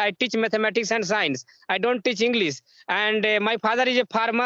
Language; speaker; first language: English; non-native, learner; Hindi